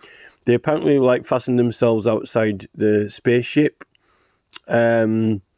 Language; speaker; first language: English; native; English